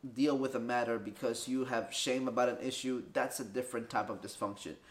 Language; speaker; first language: English; early bilingual, other home language; Spanish